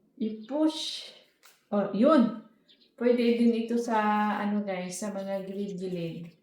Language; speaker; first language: Filipino; non-native, local second language; Cebuano